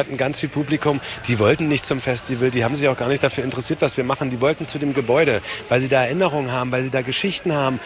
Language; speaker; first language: German; native; German